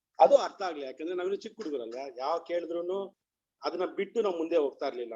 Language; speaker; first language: Kannada; native; Kannada